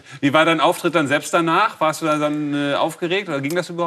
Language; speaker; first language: German; non-native, learner; Spanish